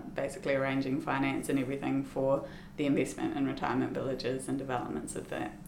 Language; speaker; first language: English; native; English